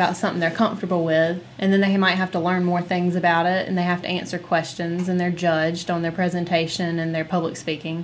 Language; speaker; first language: English; native; English